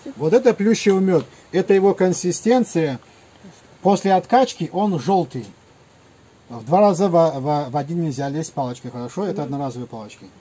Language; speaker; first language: Russian; non-native, local second language; Adyghe